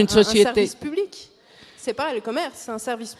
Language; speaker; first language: French; native; French